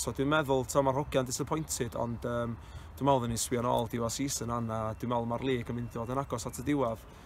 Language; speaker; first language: Welsh; native; Welsh